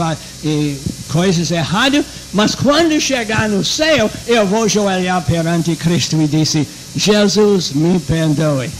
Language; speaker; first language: Portuguese; non-native, fluent; English